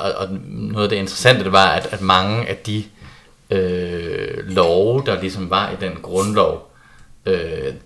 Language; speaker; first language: Danish; native; Danish